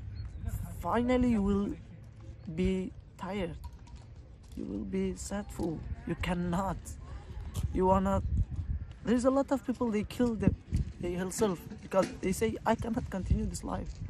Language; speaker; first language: English; non-native, fluent; Persian